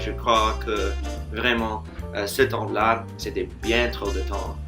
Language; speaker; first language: French; non-native, fluent; English